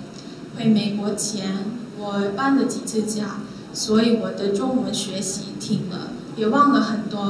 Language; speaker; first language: Chinese; non-native, learner; Korean